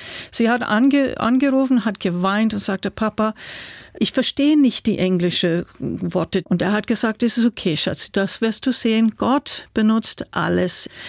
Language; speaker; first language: German; non-native, fluent; English